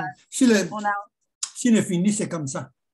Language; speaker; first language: French; non-native, learner; Chinese